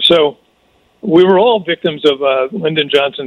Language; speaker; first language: English; native; English